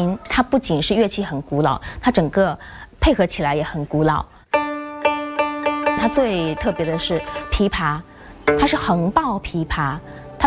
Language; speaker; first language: Chinese; native; Chinese